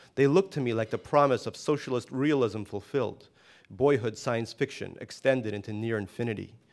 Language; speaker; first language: English; non-native, fluent; Russian